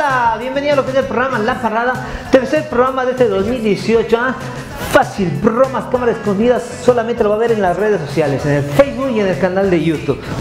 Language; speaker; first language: Spanish; native; Spanish